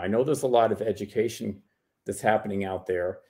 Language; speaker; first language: English; native; English